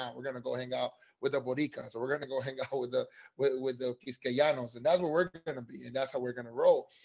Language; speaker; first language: English; early bilingual, other home language; Spanish